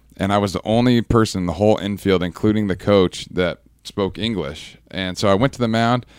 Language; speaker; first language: English; native; English